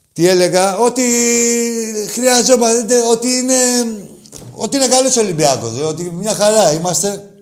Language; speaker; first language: Greek; native; Greek